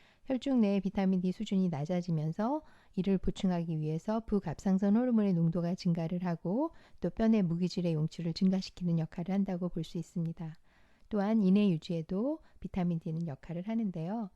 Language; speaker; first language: Korean; native; Korean